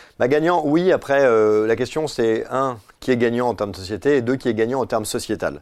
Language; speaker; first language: French; native; French